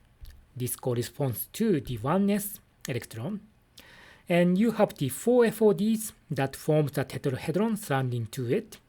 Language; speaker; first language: English; non-native, fluent; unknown